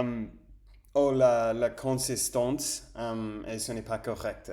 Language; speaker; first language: French; non-native, fluent; Spanish